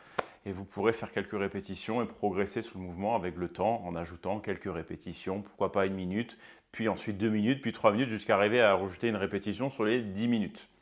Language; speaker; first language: French; native; French